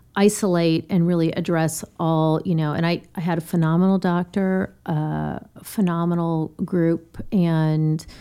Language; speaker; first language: English; native; English